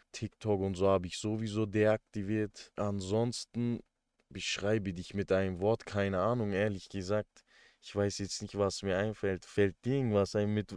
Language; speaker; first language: German; early bilingual, other home language; Turkish